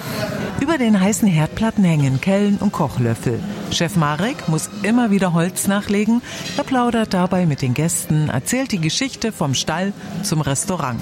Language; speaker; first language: German; native; German